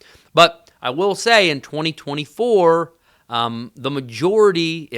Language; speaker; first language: English; native; English